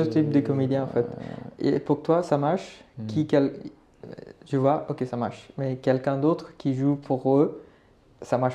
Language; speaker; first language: French; non-native, learner; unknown